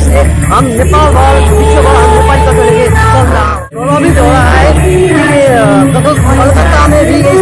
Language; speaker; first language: Hindi; non-native, learner; Nepali